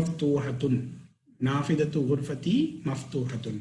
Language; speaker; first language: Arabic; non-native, fluent; Tamil